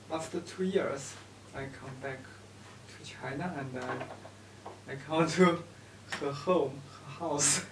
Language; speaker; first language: English; non-native, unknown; Chinese